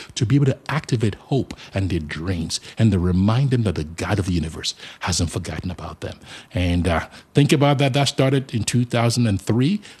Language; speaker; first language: English; non-native, local second language; Yoruba